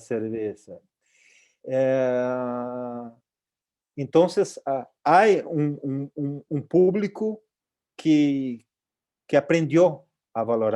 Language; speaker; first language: Spanish; non-native, local second language; Portuguese